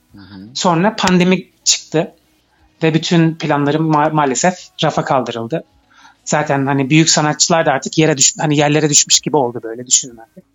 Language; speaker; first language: Turkish; early bilingual, heritage; Turkish